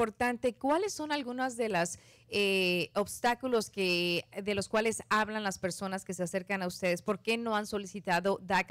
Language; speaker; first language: Spanish; native; Spanish